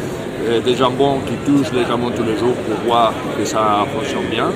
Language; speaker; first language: French; non-native, fluent; Spanish